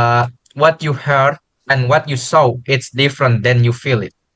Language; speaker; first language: English; non-native, learner; Indonesian